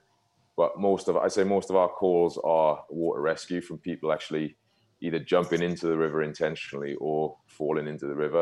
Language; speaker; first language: English; native; English